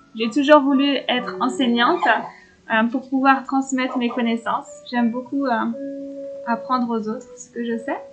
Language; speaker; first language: French; native; French